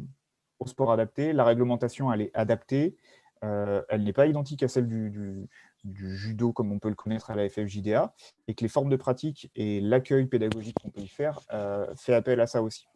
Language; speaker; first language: French; native; French